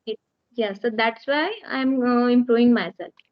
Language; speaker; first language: English; non-native, learner; Marathi